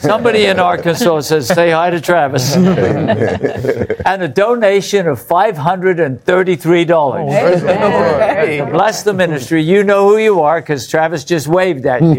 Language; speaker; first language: English; native; English